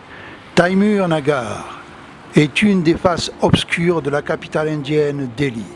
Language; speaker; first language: French; native; French